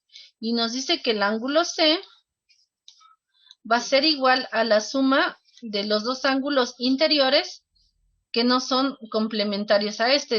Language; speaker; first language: Spanish; native; Spanish